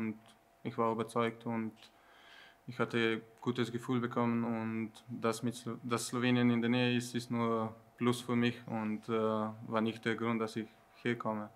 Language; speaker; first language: German; non-native, learner; Slovenian